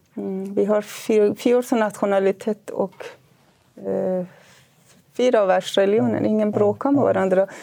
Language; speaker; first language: Swedish; non-native, fluent; Kurdish